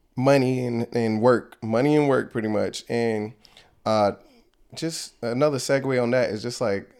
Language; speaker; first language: English; native; English